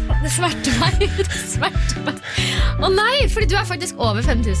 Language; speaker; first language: Norwegian; native; Norwegian